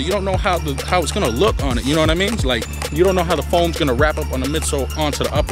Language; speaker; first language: English; native; English